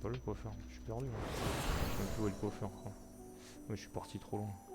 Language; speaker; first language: French; native; French